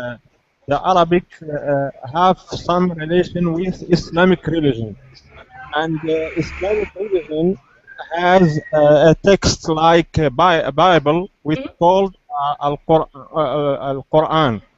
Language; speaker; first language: English; non-native, learner; Arabic